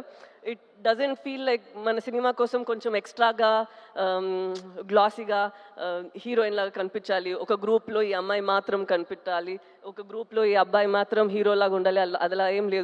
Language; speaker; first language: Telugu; non-native, fluent; Tamil